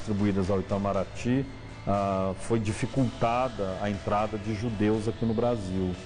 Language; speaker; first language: Portuguese; native; Portuguese